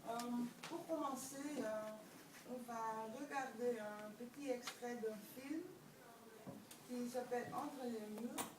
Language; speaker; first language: French; non-native, fluent; Dutch